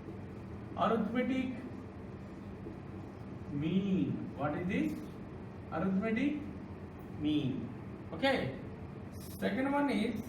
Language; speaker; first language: English; non-native, local second language; Telugu